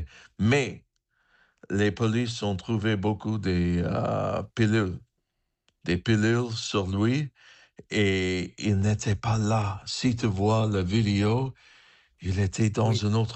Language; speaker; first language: French; non-native, learner; English